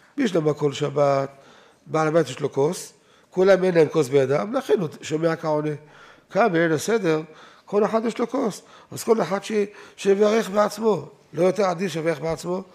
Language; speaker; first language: Hebrew; native; Hebrew